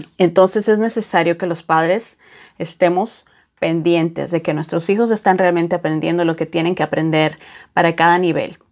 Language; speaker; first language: Spanish; native; Spanish